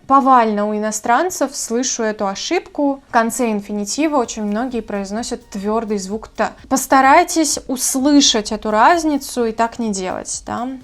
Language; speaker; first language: Russian; native; Russian